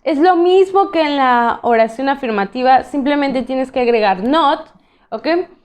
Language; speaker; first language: Spanish; native; Spanish